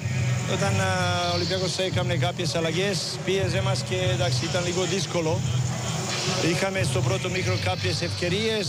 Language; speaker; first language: Greek; non-native, learner; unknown